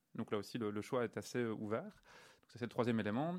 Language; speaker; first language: French; native; French